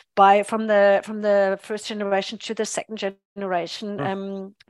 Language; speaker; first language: English; non-native, fluent; German